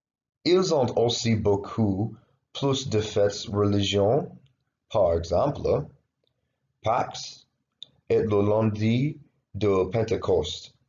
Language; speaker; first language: French; non-native, learner; English